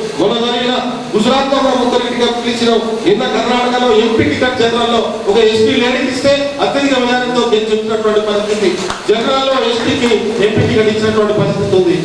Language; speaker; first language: Telugu; non-native, local second language; Lambadi